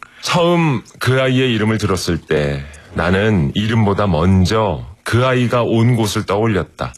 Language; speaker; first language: Korean; native; Korean